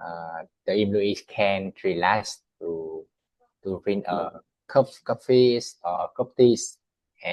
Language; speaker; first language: English; non-native, learner; Vietnamese